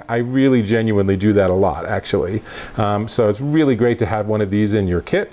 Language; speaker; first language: English; native; English